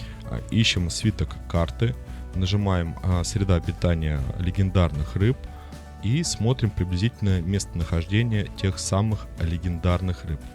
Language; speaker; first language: Russian; native; Russian